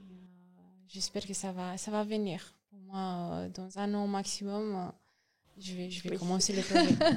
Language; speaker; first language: French; non-native, learner; Romanian